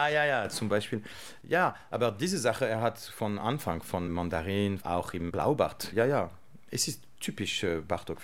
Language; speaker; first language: German; non-native, learner; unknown